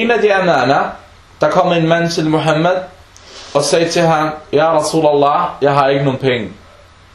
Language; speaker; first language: Danish; early bilingual, other home language; Arabic